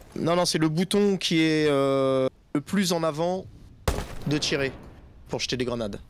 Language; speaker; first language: French; native; French